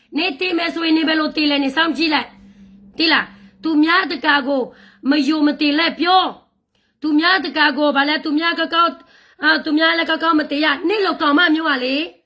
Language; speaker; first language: Burmese; non-native, local second language; Karen languages